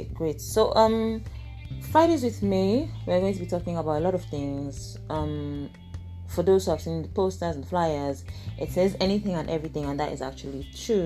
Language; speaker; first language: English; non-native, local second language; Igbo